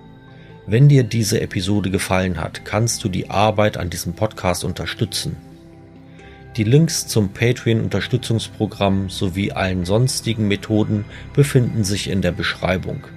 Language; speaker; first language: German; native; German